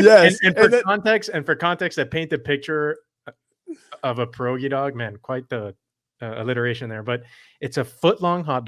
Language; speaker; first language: English; native; English